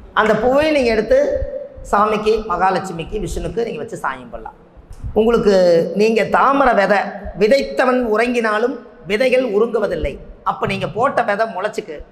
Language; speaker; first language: Tamil; native; Tamil